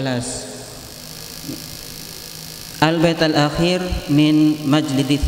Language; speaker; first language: Arabic; non-native, fluent; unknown